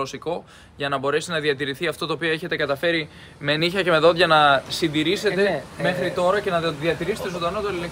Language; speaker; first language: Greek; native; Greek